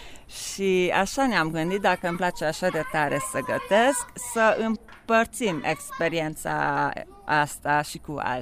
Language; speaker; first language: Romanian; non-native, local second language; Hungarian